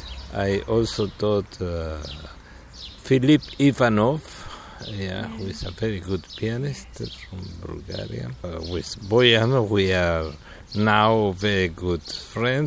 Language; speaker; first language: English; non-native, fluent; Spanish